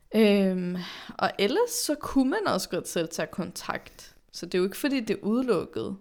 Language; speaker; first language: Danish; early bilingual, other home language; Arabic